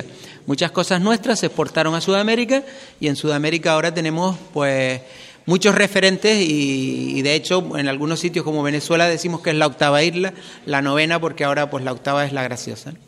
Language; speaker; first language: Spanish; native; Spanish